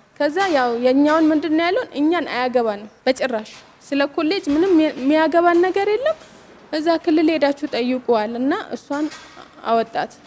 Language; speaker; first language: Amharic; non-native, local second language; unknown